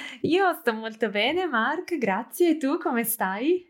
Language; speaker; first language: Italian; native; Italian